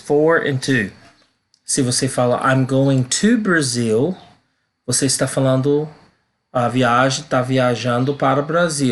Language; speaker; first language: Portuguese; non-native, learner; English